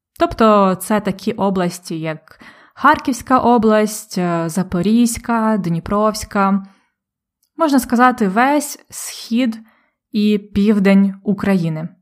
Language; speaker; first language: Ukrainian; native; Ukrainian